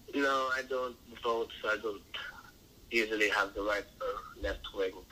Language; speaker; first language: English; non-native, local second language; Filipino